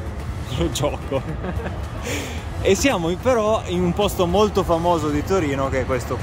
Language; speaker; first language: Italian; native; Italian